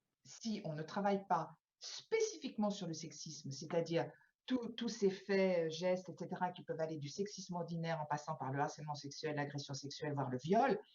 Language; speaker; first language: French; native; French